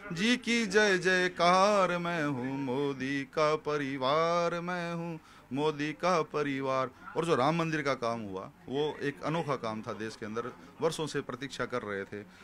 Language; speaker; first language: Hindi; native; Hindi